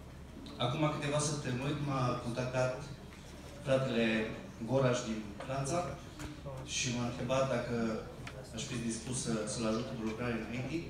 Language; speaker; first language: Romanian; early bilingual, heritage; Romanian